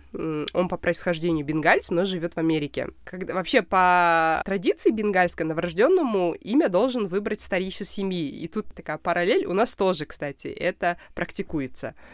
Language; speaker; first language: Russian; non-native, local second language; Kazakh